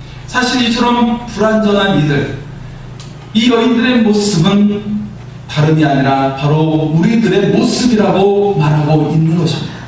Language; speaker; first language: Korean; native; Korean